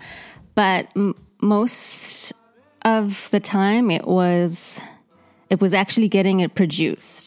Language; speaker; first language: English; native; English